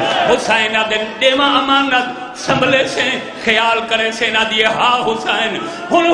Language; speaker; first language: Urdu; non-native, local second language; Punjabi